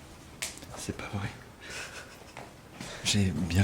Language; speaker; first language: French; native; French